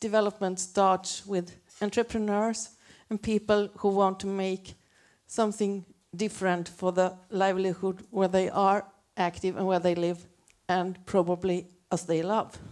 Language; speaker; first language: English; non-native, fluent; Swedish